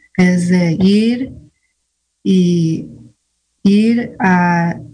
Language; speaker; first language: Spanish; early bilingual, heritage; Spanish